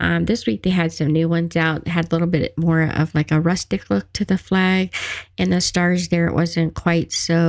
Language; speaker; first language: English; native; English